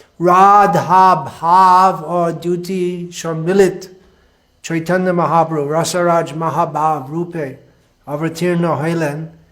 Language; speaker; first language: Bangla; non-native, fluent; English